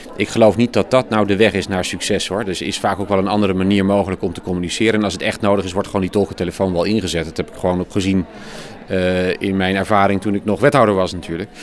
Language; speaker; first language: Dutch; native; Dutch